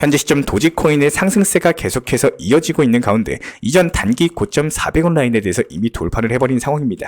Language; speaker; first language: Korean; native; Korean